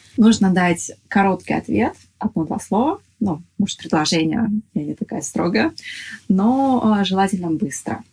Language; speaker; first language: Russian; native; Russian